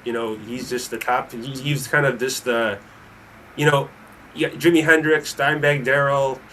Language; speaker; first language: English; native; English